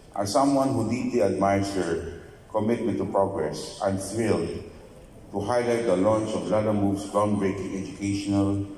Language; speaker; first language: English; non-native, local second language; Filipino